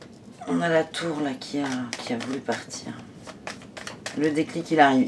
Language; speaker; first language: French; native; French